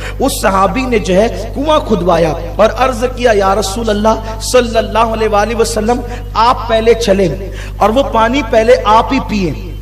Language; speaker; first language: Urdu; native; Urdu